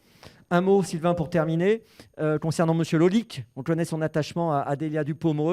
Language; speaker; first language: French; native; French